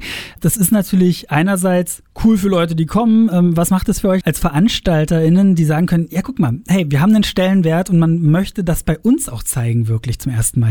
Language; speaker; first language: German; native; German